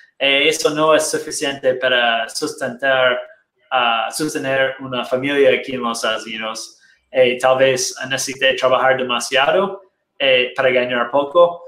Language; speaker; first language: Spanish; non-native, fluent; Portuguese